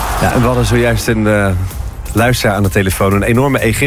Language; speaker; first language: Dutch; native; Dutch